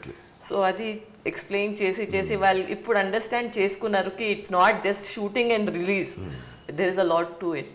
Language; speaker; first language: Telugu; non-native, local second language; Hindi